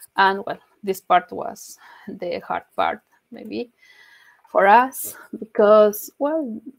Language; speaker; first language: English; non-native, learner; Spanish